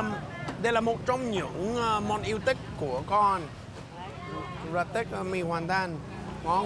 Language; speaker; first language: Vietnamese; early bilingual, heritage; English